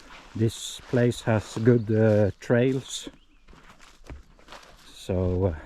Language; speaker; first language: English; non-native, fluent; Swedish